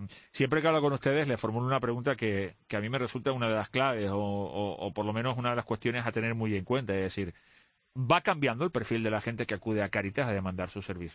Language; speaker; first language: Spanish; native; Spanish